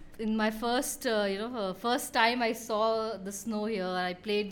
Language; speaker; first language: English; non-native, local second language; Hindi